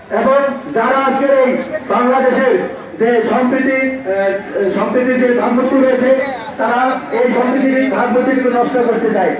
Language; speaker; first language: Bangla; non-native, local second language; Santali